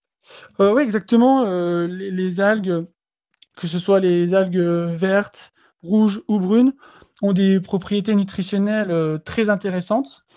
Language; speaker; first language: French; native; French